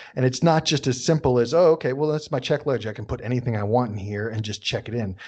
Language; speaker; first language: English; native; English